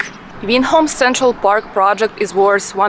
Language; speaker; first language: English; non-native, fluent; Russian